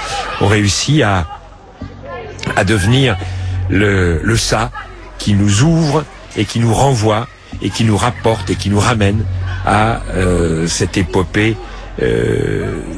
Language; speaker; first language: French; native; French